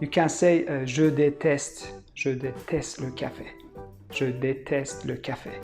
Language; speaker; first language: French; non-native, fluent; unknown